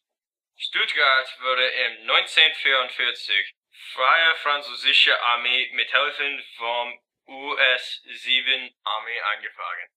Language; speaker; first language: German; non-native, learner; English